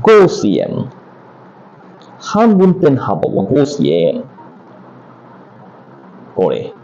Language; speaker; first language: Japanese; non-native, learner; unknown